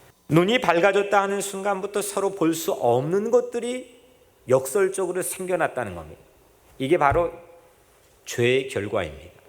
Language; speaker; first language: Korean; native; Korean